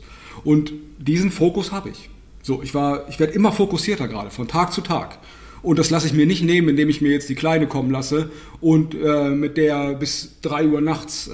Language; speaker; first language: German; native; German